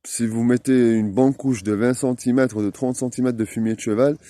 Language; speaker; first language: French; non-native, local second language; Arabic